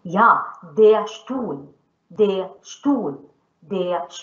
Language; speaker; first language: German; non-native, learner; Arabic